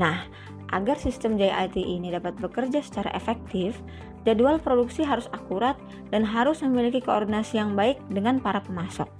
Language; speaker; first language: Indonesian; native; Indonesian